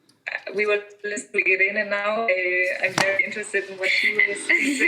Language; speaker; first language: English; non-native, fluent; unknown